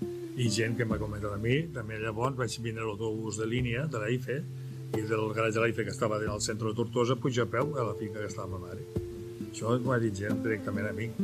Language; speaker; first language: Catalan; native; Catalan